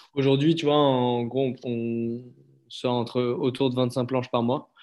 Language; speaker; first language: French; native; French